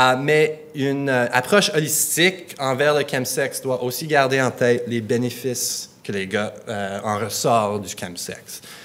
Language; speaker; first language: French; non-native, local second language; English